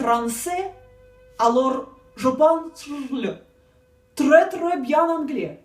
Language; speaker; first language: French; non-native, fluent; Ukrainian